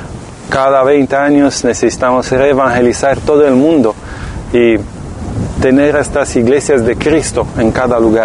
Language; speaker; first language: Spanish; non-native, fluent; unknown